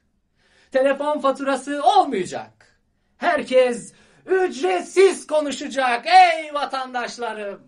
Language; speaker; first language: Turkish; non-native, learner; Ukrainian